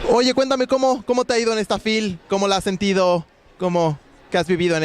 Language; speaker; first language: Spanish; native; Spanish